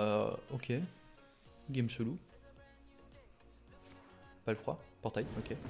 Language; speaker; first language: French; native; French